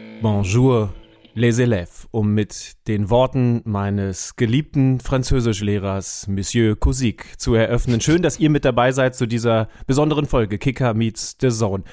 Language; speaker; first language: German; native; German